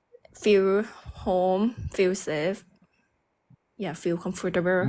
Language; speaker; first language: English; non-native, learner; Thai